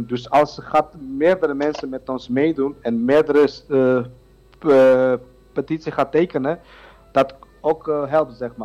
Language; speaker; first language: Dutch; non-native, learner; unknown